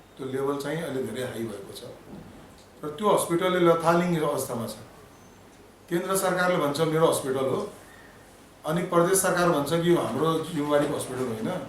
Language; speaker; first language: Nepali; non-native, local second language; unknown